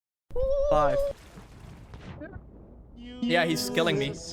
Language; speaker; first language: English; non-native, fluent; Dutch